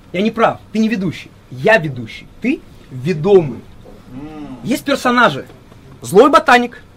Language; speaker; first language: Russian; early bilingual, heritage; Russian